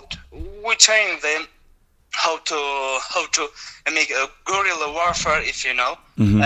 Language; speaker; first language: English; non-native, learner; Russian